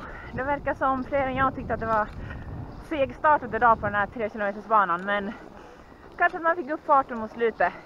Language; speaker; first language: Swedish; native; Swedish